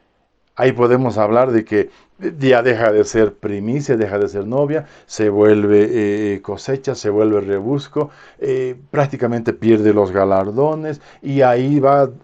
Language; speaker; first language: Spanish; native; Spanish